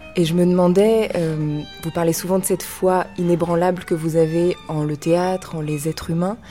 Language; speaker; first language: French; native; French